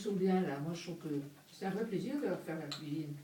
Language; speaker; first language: French; native; French